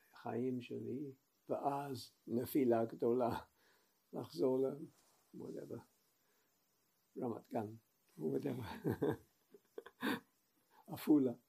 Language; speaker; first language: Hebrew; non-native, fluent; English